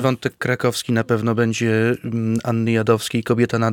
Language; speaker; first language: Polish; native; Polish